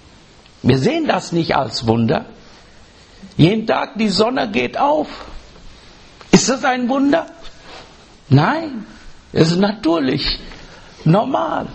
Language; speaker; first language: German; non-native, learner; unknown